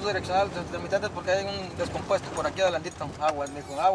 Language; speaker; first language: Spanish; native; Spanish